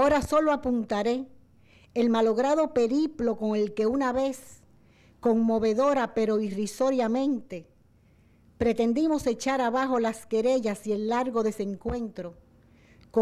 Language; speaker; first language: Spanish; native; Spanish